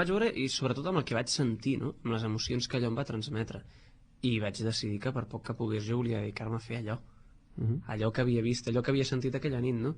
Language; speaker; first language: Catalan; native; Catalan